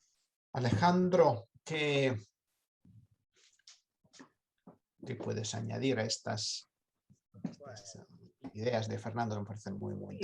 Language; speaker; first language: Spanish; non-native, fluent; Italian